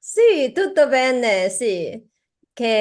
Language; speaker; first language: Italian; non-native, learner; Chinese